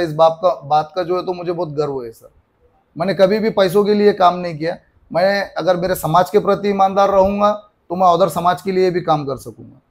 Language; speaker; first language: Hindi; non-native, local second language; Marathi